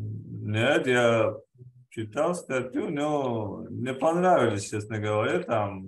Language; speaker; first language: Russian; non-native, local second language; Kazakh